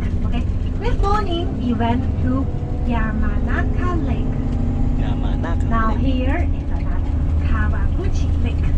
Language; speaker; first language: English; non-native, learner; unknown